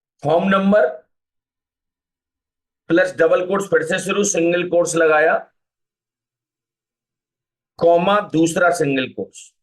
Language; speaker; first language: Hindi; native; Hindi